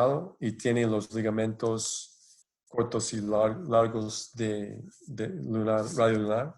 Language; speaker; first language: Spanish; non-native, fluent; English